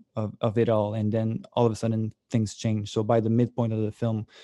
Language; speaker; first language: English; native; English